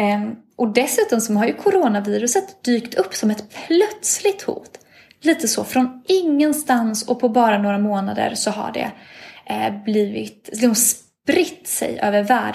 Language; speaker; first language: Swedish; native; Swedish